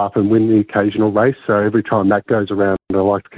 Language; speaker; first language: English; native; English